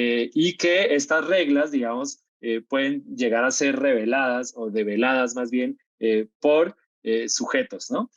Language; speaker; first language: Spanish; native; Spanish